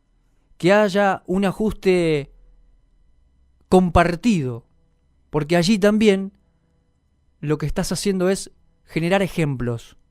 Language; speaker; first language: Spanish; native; Spanish